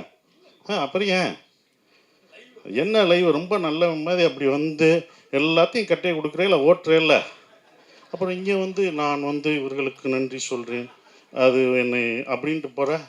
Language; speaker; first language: Tamil; native; Tamil